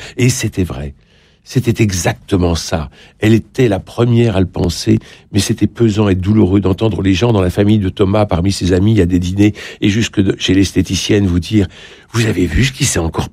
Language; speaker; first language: French; native; French